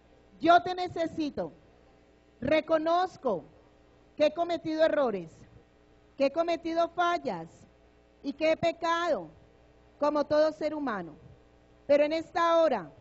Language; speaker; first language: Spanish; native; Spanish